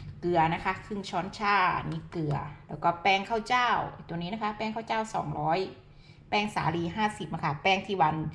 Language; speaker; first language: Thai; native; Thai